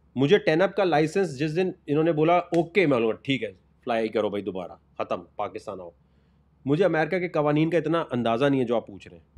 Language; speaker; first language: Urdu; native; Urdu